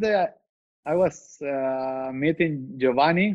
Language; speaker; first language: English; non-native, fluent; Spanish